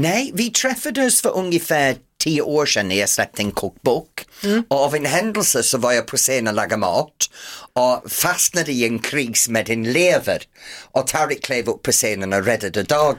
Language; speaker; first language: Swedish; non-native, fluent; English